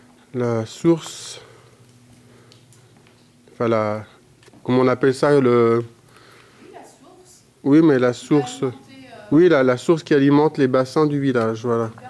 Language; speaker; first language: French; native; French